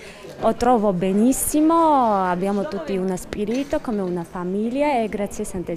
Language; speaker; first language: Italian; non-native, learner; Georgian